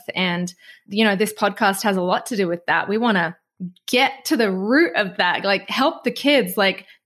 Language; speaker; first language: English; native; English